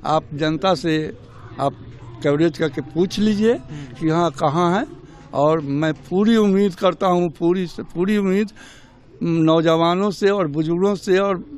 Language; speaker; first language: Hindi; native; Hindi